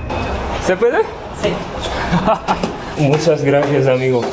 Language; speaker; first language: Spanish; non-native, learner; Korean